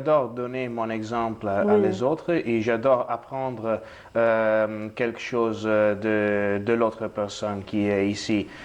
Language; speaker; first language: French; non-native, learner; Italian